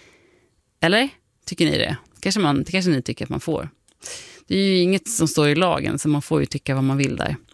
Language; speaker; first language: Swedish; native; Swedish